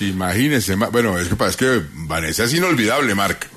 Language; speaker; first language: Spanish; native; Spanish